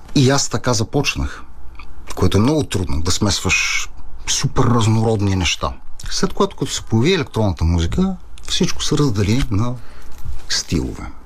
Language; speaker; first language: Bulgarian; non-native, fluent; Italian